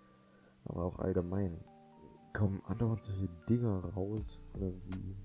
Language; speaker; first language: German; native; German